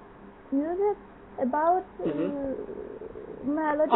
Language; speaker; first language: English; non-native, learner; Russian